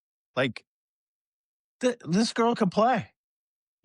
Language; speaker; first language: English; native; English